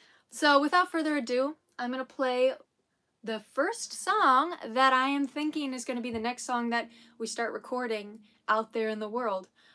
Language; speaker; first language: English; native; English